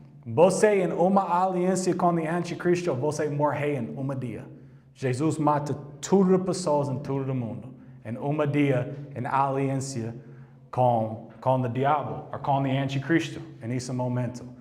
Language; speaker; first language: Portuguese; non-native, learner; English